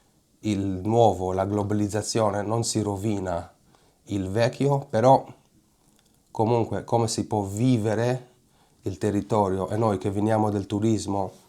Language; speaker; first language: Italian; non-native, fluent; Hebrew